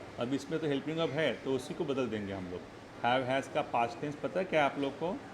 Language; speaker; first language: Hindi; non-native, local second language; Marathi